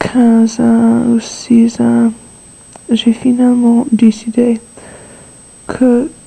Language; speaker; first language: French; non-native, learner; English